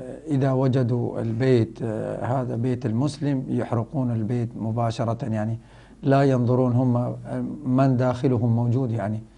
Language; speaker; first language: Arabic; non-native, fluent; Rohingya